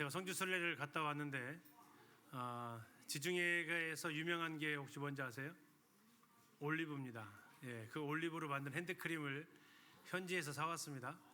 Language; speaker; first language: Korean; native; Korean